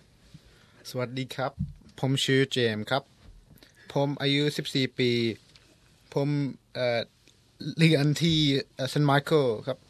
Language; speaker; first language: Thai; early bilingual, heritage; English